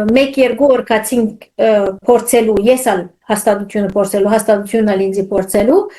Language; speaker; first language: Armenian; early bilingual, heritage; Armenian